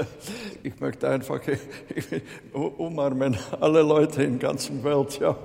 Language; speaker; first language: German; non-native, fluent; Latvian